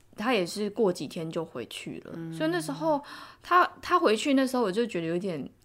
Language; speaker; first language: Chinese; native; Chinese